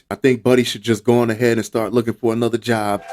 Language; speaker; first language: English; native; English